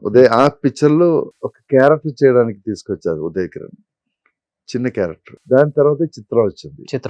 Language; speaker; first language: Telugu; non-native, fluent; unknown